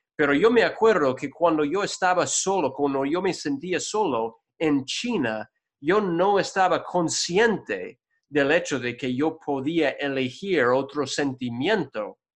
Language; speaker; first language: Spanish; non-native, fluent; English